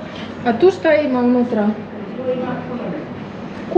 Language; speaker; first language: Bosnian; non-native, fluent; Russian